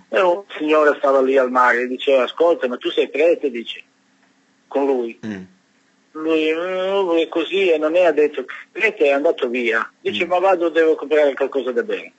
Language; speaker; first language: Italian; non-native, learner; Serbian